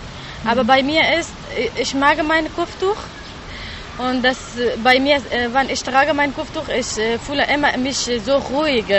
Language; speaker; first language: German; non-native, learner; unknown